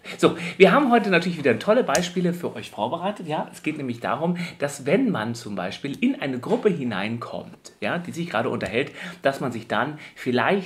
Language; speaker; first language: German; native; German